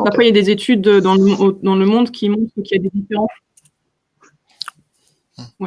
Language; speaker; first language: French; native; French